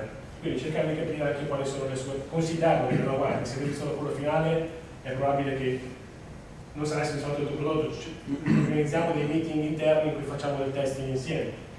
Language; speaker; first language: Italian; native; Italian